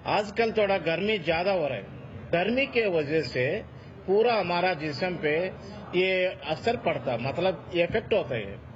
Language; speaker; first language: Hindi; non-native, local second language; Telugu